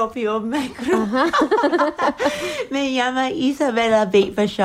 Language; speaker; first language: Spanish; early bilingual, heritage; Spanish